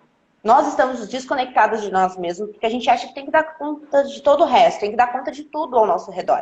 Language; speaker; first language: Portuguese; native; Portuguese